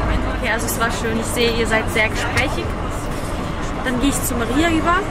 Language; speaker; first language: German; native; German